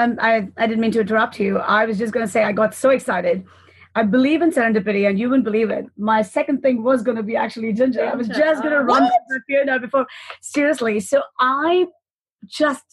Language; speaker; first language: English; non-native, local second language; Hindi